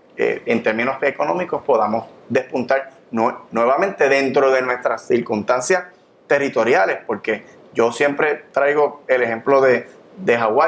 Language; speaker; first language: Spanish; native; Spanish